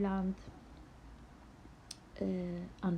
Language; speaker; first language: Swedish; non-native, local second language; Kurdish